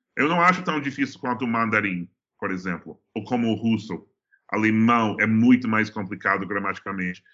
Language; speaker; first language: Portuguese; non-native, fluent; English